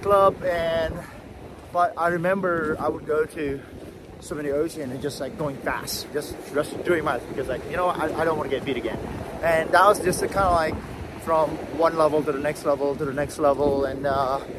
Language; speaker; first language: English; non-native, fluent; Indonesian